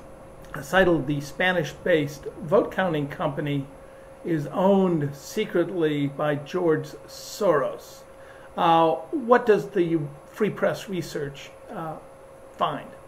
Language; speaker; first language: English; native; English